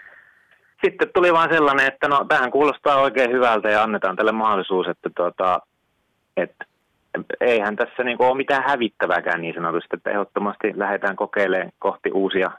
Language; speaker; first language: Finnish; native; Finnish